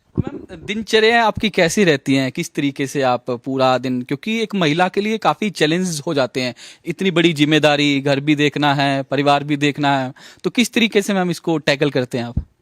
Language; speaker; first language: Hindi; native; Hindi